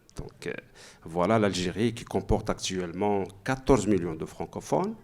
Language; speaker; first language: French; non-native, local second language; Arabic